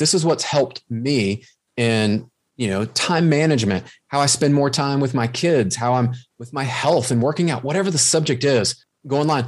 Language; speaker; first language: English; native; English